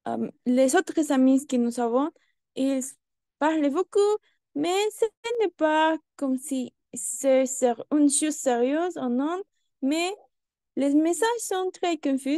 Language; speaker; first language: French; non-native, learner; Spanish